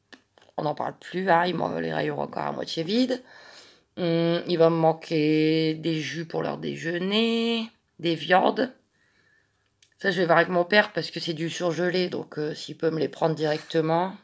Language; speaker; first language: French; native; French